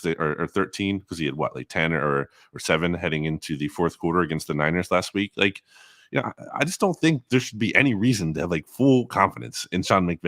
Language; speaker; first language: English; native; English